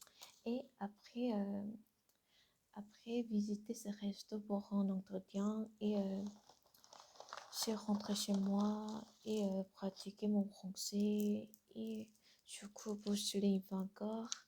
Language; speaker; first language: French; non-native, learner; Korean